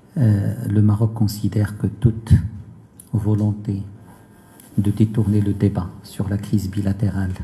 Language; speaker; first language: French; non-native, local second language; Arabic